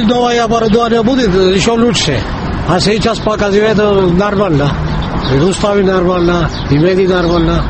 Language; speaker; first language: Russian; non-native, learner; Georgian